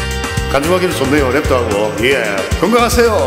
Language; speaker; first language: Korean; native; Korean